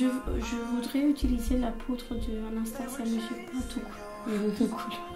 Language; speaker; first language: French; non-native, learner; Romanian